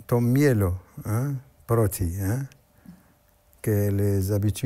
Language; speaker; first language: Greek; non-native, learner; Arabic